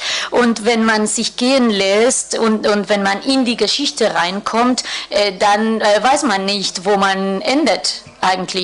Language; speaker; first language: German; non-native, fluent; Spanish